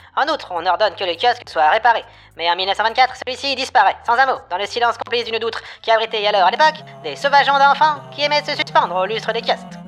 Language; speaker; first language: French; native; French